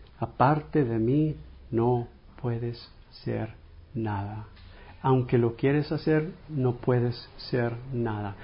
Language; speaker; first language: Spanish; non-native, fluent; English